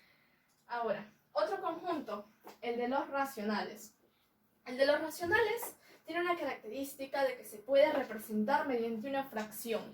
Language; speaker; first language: Spanish; native; Spanish